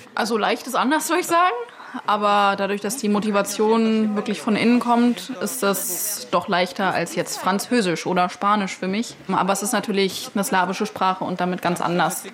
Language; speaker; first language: German; native; German